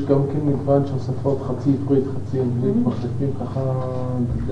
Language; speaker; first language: Hebrew; non-native, fluent; English